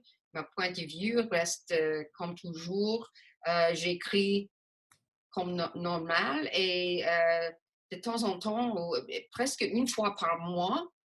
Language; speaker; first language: French; non-native, local second language; English